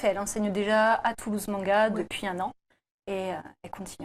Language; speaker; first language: French; native; French